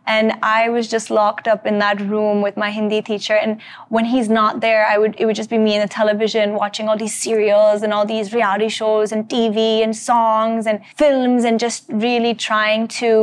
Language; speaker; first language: English; native; English